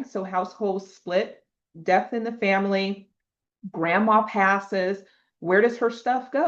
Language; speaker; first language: English; native; English